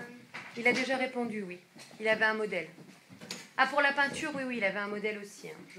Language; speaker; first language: French; native; French